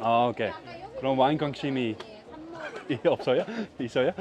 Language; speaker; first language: Korean; non-native, learner; Dutch